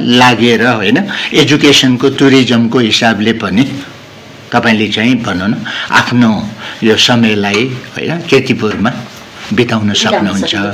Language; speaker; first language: Nepali; non-native, local second language; Newari